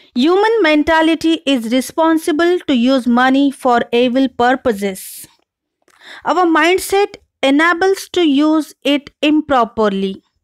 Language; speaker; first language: English; non-native, local second language; Marathi